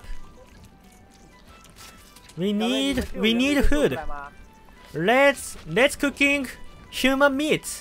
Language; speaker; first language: English; non-native, learner; Japanese